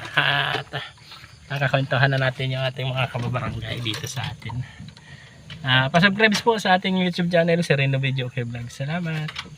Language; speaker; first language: Filipino; native; Filipino